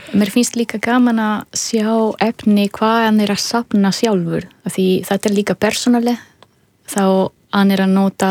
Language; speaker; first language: Icelandic; non-native, learner; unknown